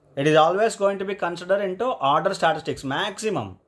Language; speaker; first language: English; non-native, local second language; Telugu